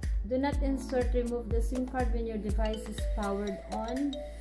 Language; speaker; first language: English; non-native, local second language; Filipino